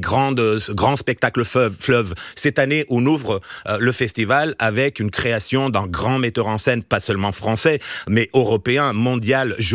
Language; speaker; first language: French; non-native, fluent; Portuguese